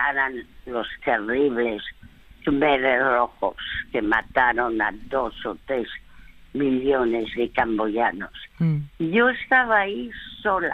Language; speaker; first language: Spanish; early bilingual, other home language; French